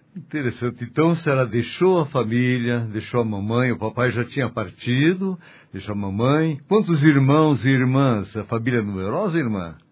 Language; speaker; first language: Portuguese; native; Portuguese